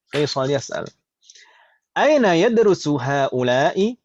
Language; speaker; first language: Arabic; non-native, fluent; Indonesian